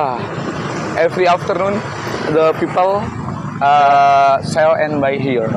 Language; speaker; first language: English; non-native, learner; Indonesian